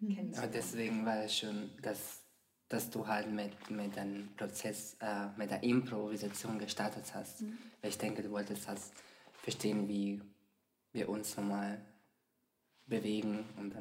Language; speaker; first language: German; non-native, fluent; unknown